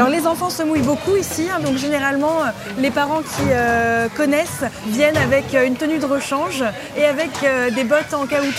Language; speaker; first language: French; native; French